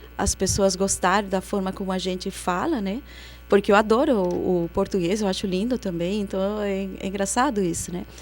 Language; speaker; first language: Portuguese; non-native, fluent; Spanish